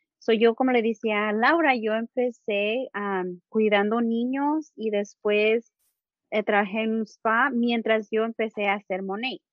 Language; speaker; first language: Spanish; early bilingual, heritage; Spanish